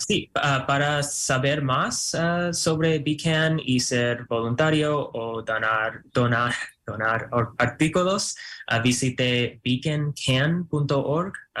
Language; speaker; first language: Spanish; non-native, fluent; English